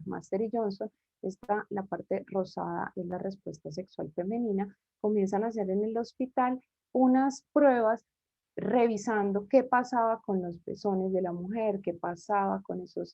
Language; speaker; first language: Spanish; native; Spanish